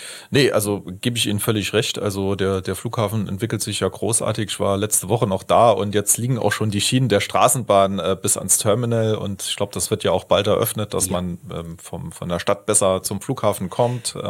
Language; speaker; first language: German; native; German